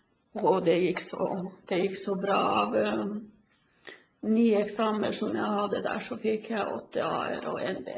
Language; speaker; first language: Norwegian; non-native, local second language; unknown